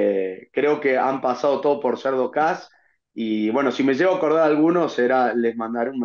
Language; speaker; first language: Spanish; native; Spanish